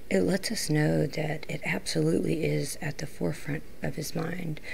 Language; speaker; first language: English; native; English